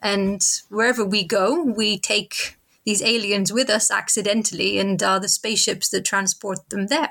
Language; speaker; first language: English; native; English